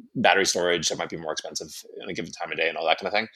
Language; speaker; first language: English; native; English